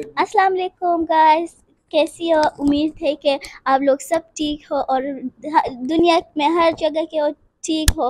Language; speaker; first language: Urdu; early bilingual, other home language; Persian